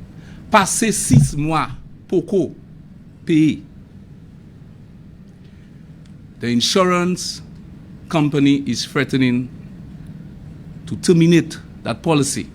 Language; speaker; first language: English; non-native, local second language; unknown